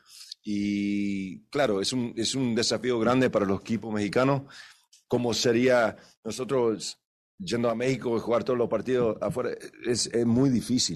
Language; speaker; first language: Spanish; early bilingual, heritage; Spanish